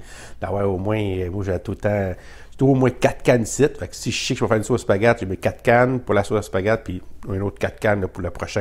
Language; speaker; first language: French; native; French